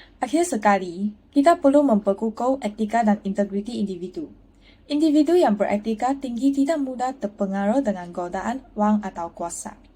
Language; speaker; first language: Malay; non-native, local second language; Chinese